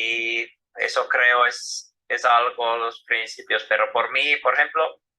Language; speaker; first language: Spanish; non-native, fluent; Finnish